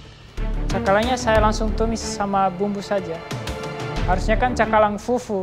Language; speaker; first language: Indonesian; non-native, local second language; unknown